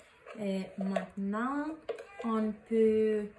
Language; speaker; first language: French; non-native, learner; Spanish